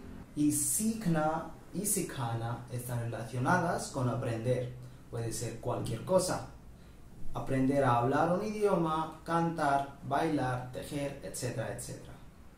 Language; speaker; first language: Spanish; non-native, fluent; Hindi